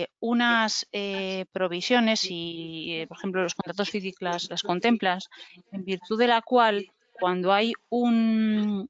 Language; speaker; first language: Spanish; native; Spanish